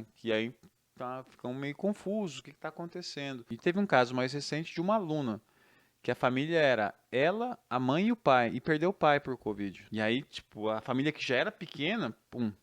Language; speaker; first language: Portuguese; native; Portuguese